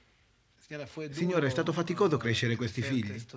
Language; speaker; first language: Italian; native; Italian